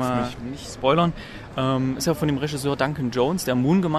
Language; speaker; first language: German; native; German